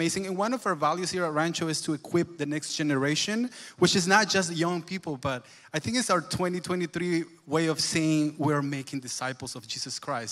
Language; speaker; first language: English; non-native, fluent; Spanish